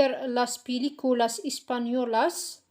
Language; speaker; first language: Spanish; non-native, fluent; French